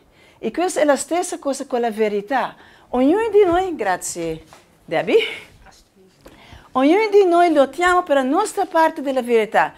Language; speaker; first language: Italian; non-native, learner; Spanish